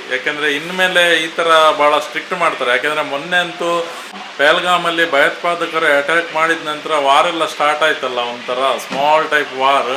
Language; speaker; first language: Kannada; non-native, local second language; Konkani